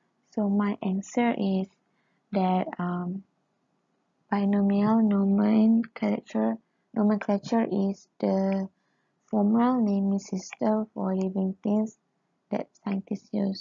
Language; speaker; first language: English; non-native, local second language; Malay